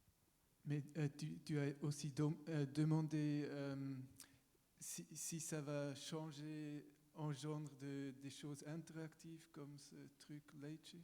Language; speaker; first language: French; non-native, local second language; German